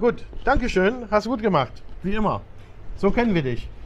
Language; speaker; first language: German; native; German